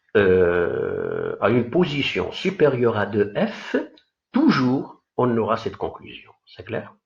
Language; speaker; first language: French; non-native, local second language; Arabic